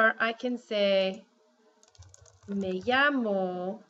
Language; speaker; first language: Spanish; non-native, fluent; English